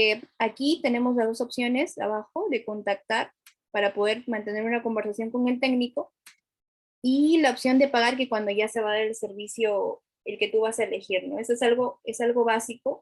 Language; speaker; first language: Spanish; native; Spanish